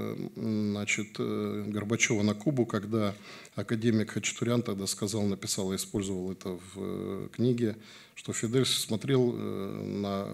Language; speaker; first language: Russian; native; Russian